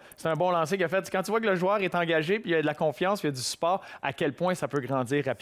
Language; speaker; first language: French; native; French